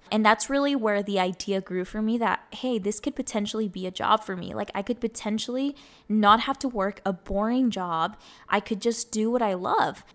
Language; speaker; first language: English; early bilingual, other home language; Spanish